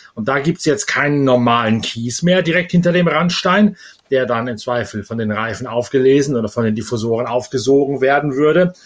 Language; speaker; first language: German; native; German